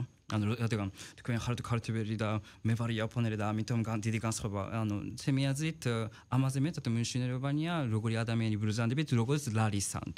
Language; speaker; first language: Georgian; non-native, fluent; Japanese